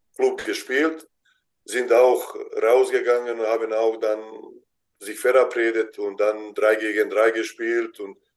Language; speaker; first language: German; non-native, fluent; Bosnian